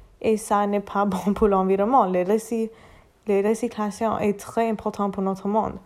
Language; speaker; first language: French; non-native, learner; English